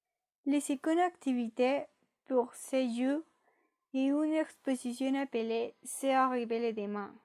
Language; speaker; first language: French; non-native, learner; Spanish